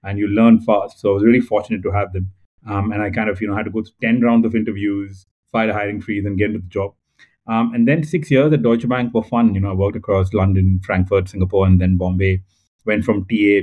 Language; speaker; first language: English; non-native, local second language; Telugu